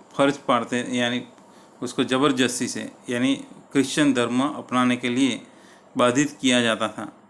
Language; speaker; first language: Hindi; non-native, local second language; Gujarati